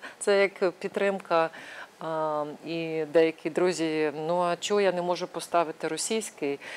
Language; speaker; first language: Ukrainian; native; Ukrainian